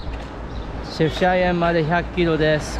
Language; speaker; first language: French; non-native, learner; Japanese